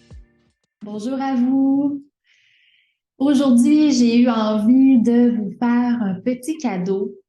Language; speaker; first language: French; native; French